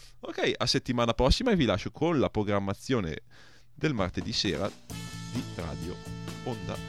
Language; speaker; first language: Italian; native; Italian